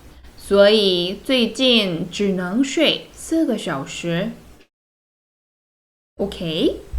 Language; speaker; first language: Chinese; non-native, fluent; Korean